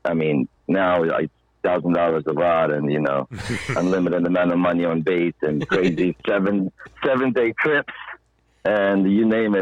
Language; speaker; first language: English; non-native, fluent; Ukrainian